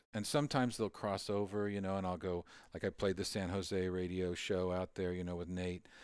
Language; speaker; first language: English; native; English